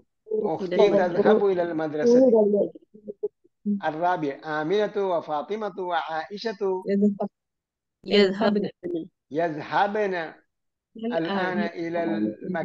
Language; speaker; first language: Arabic; non-native, fluent; Malayalam